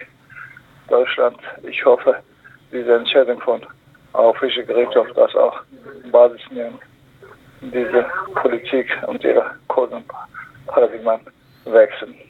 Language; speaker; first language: German; non-native, learner; Kurdish